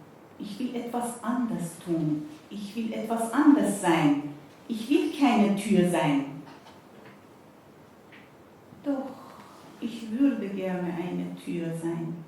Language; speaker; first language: German; non-native, fluent; Persian